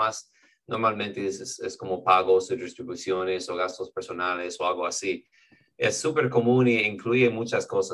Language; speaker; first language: Spanish; non-native, fluent; English